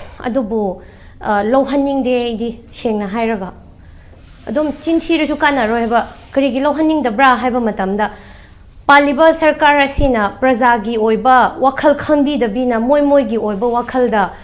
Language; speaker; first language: Manipuri; non-native, local second language; Tangkhul Naga (India)